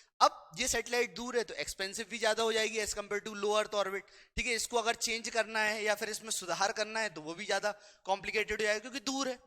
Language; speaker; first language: Hindi; native; Hindi